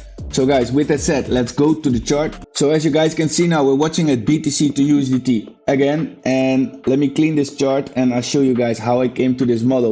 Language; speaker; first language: English; non-native, fluent; Dutch